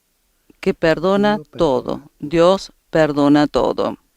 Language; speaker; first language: Spanish; native; Spanish